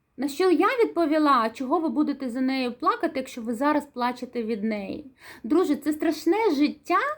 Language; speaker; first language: Ukrainian; non-native, local second language; Russian